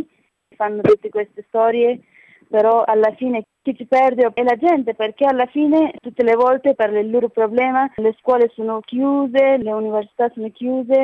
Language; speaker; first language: Italian; non-native, fluent; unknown